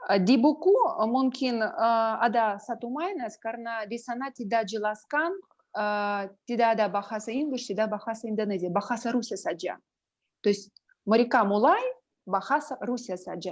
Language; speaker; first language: Indonesian; non-native, learner; Russian